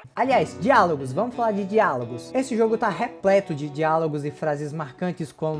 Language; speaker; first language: Portuguese; native; Portuguese